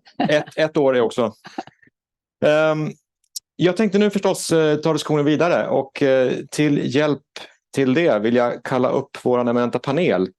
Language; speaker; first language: Swedish; native; Swedish